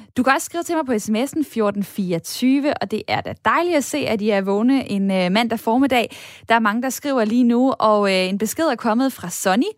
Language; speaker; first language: Danish; native; Danish